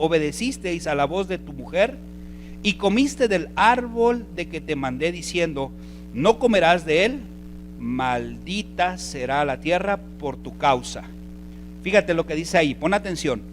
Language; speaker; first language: Spanish; native; Spanish